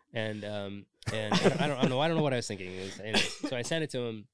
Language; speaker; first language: English; native; English